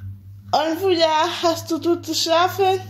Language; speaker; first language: German; early bilingual, other home language; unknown